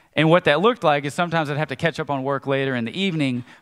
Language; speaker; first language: English; native; English